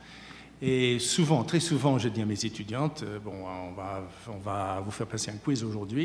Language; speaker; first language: French; native; French